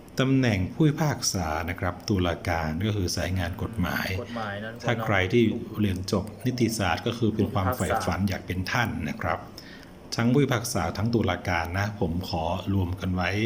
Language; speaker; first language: Thai; native; Thai